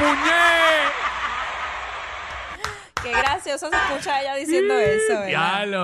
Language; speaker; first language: Spanish; native; Spanish